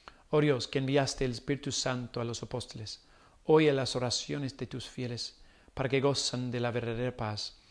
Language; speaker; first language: Spanish; non-native, fluent; English